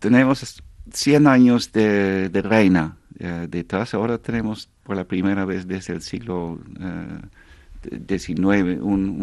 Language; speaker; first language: Spanish; non-native, fluent; Dutch